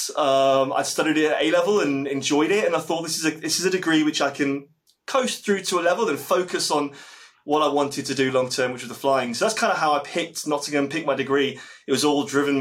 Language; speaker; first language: English; native; English